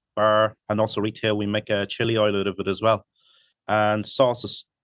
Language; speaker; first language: English; early bilingual, other home language; Cantonese